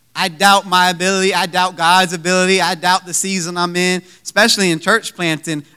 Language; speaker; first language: English; native; English